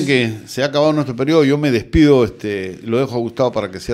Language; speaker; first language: Spanish; native; Spanish